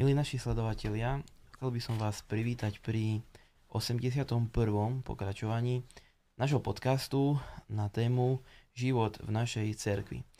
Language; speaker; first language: Slovak; native; Slovak